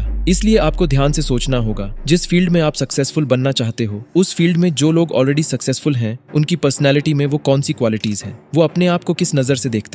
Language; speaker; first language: Hindi; native; Hindi